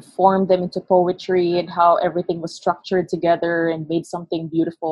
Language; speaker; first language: English; non-native, local second language; Hiligaynon